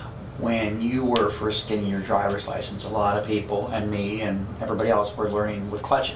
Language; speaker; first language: English; native; English